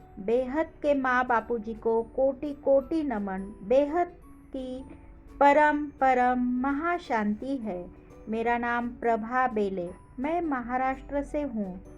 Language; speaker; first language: Hindi; non-native, local second language; Marathi